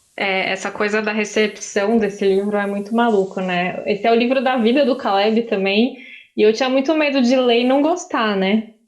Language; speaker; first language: Portuguese; native; Portuguese